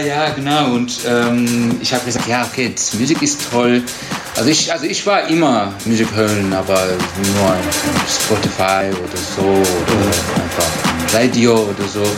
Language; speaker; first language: German; non-native, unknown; Turkish